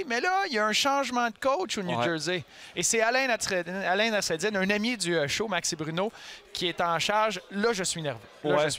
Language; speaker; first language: French; native; French